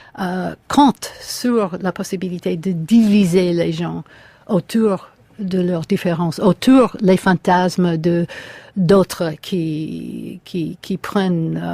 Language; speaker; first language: French; non-native, fluent; English